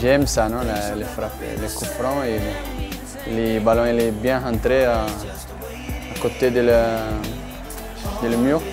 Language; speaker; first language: French; non-native, learner; Portuguese